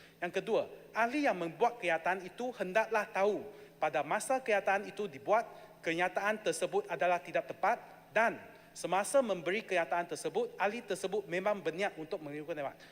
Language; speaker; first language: Malay; non-native, local second language; Chinese